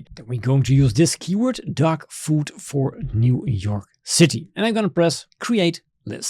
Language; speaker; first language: English; non-native, fluent; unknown